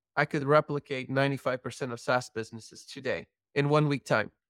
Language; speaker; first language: English; non-native, fluent; Dutch